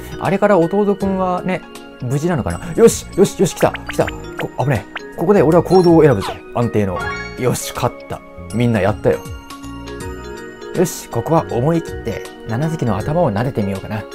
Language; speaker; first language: Japanese; native; Japanese